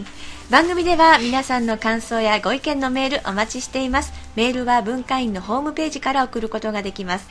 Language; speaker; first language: Japanese; native; Japanese